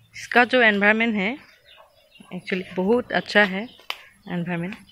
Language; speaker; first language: Hindi; non-native, local second language; Assamese